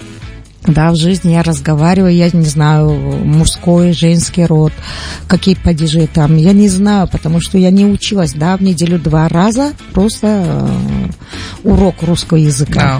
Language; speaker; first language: Russian; non-native, local second language; Tajik